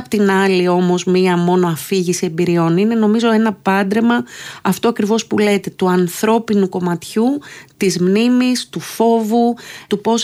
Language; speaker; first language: Greek; native; Greek